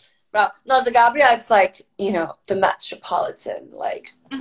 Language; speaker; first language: English; non-native, fluent; Croatian